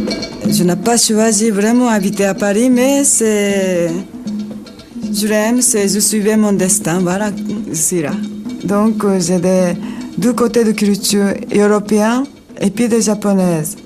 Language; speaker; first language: French; non-native, learner; Japanese